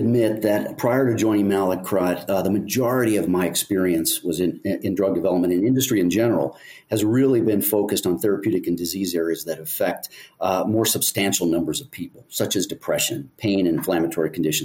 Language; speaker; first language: English; native; English